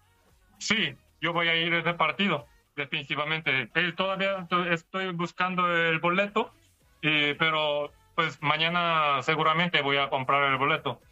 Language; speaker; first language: Spanish; non-native, learner; Korean